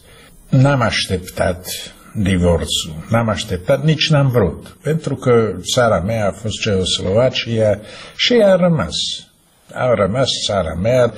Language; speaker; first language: Romanian; non-native, fluent; Czech